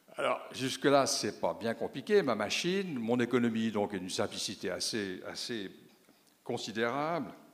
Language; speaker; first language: French; native; French